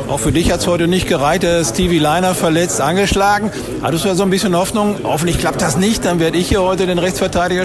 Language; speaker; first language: German; native; German